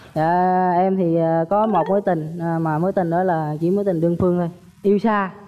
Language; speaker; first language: Vietnamese; native; Vietnamese